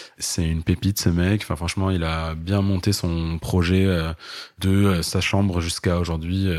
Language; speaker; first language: French; non-native, local second language; Arabic